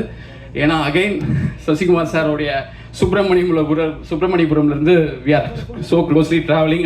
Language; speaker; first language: Tamil; native; Tamil